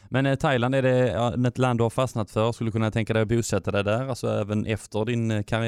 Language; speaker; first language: Swedish; native; Swedish